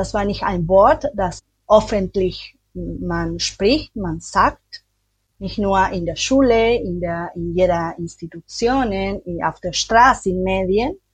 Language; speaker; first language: German; non-native, learner; Spanish